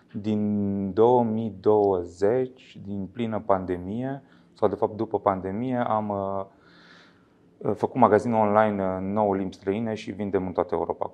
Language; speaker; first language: Romanian; native; Romanian